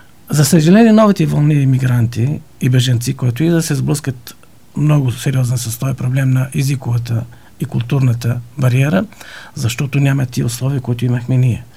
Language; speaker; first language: Bulgarian; non-native, fluent; Arabic